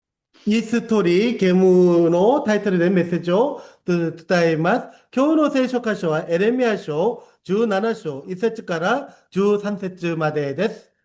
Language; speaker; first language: Japanese; non-native, fluent; Korean